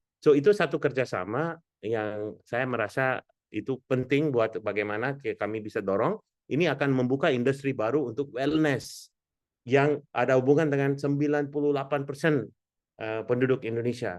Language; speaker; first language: Indonesian; non-native, fluent; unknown